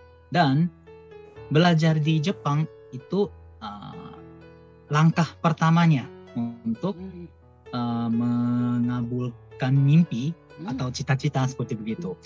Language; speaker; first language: Indonesian; non-native, fluent; Japanese